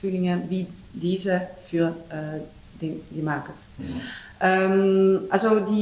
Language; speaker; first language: German; non-native, learner; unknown